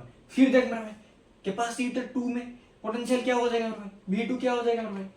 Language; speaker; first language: Hindi; non-native, local second language; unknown